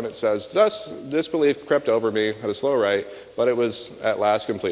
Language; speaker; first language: English; native; English